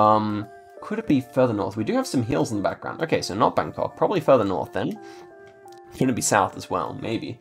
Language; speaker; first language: English; native; English